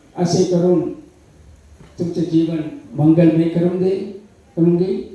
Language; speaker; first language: Marathi; non-native, fluent; Sinhala